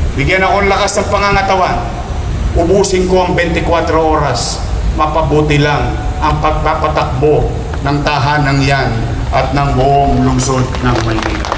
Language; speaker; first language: Filipino; native; Filipino